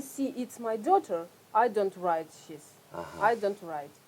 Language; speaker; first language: English; non-native, learner; Russian